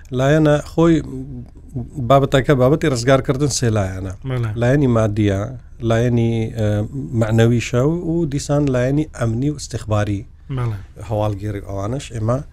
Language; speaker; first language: Central Kurdish; non-native, local second language; Kurdish